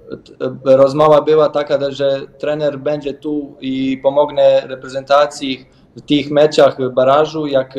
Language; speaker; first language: Polish; non-native, learner; Bosnian